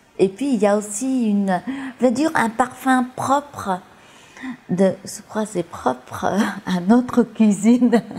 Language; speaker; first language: French; early bilingual, other home language; Vietnamese